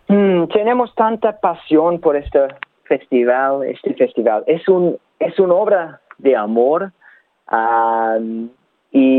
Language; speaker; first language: Spanish; non-native, learner; English